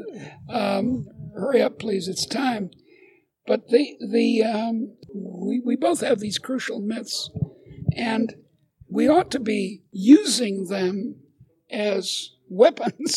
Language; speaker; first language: English; native; English